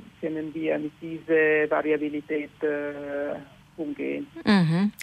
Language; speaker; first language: German; non-native, learner; Italian